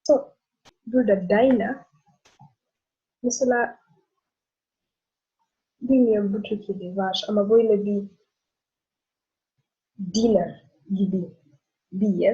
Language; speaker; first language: Turkish; non-native, learner; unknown